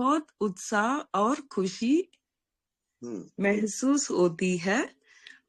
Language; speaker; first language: Hindi; non-native, local second language; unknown